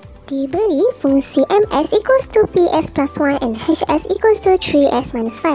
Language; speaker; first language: English; non-native, local second language; Malay